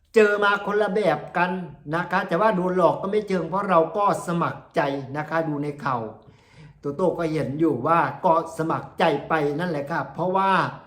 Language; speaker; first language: Thai; native; Thai